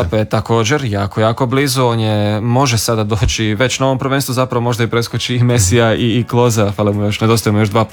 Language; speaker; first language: Serbian; native; Serbian